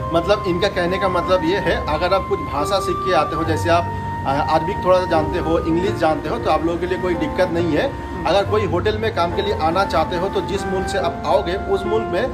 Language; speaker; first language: Hindi; non-native, local second language; Bangla